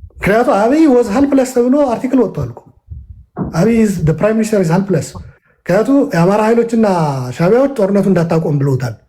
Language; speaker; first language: Amharic; non-native, local second language; Tigrinya